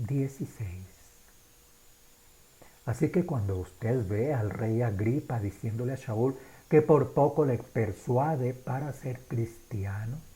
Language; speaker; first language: Spanish; native; Spanish